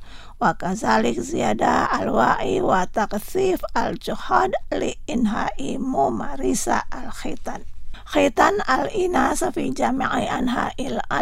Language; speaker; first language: Arabic; non-native, fluent; Indonesian